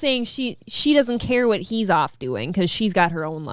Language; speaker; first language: English; native; English